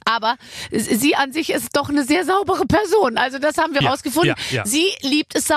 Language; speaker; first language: German; native; German